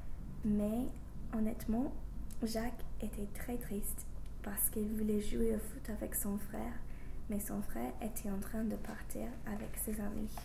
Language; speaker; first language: French; non-native, fluent; English